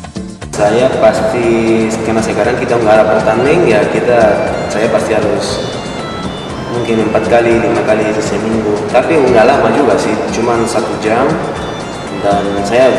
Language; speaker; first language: Indonesian; non-native, fluent; Spanish